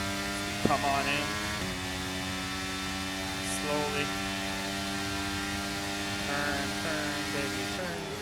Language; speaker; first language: English; native; English